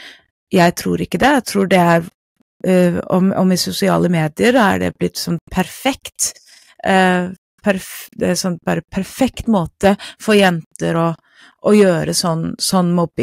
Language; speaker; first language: Norwegian; non-native, fluent; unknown